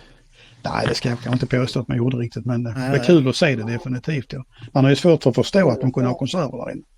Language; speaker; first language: Swedish; native; Swedish